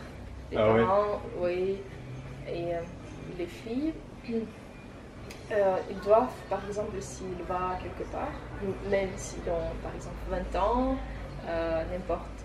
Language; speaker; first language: French; non-native, fluent; Tajik